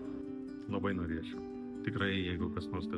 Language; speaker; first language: Lithuanian; native; Lithuanian